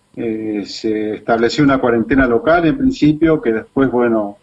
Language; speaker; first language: Spanish; native; Spanish